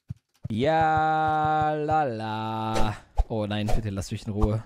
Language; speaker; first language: German; native; German